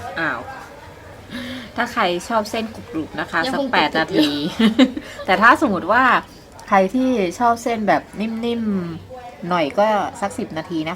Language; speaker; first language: Thai; native; Thai